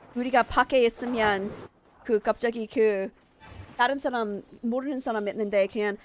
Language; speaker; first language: Korean; non-native, learner; English